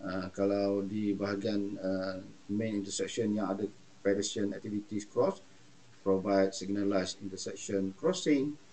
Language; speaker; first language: English; non-native, local second language; Malay